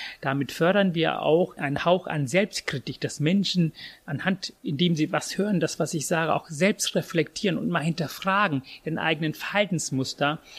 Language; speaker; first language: German; non-native, fluent; Tamil